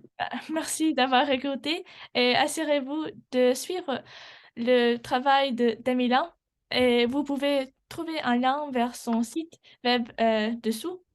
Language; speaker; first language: French; non-native, learner; English